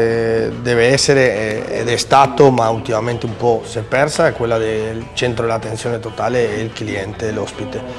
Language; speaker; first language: Italian; non-native, fluent; Spanish